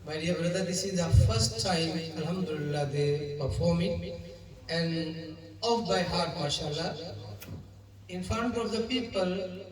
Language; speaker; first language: English; non-native, local second language; Urdu